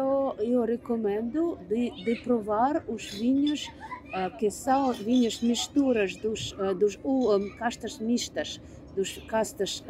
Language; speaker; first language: Portuguese; non-native, learner; English